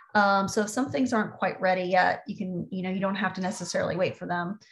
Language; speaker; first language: English; native; English